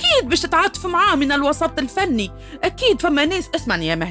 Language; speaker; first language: Arabic; native; Arabic